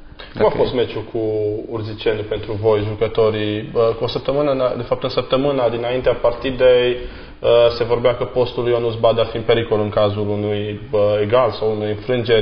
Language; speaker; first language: Romanian; native; Romanian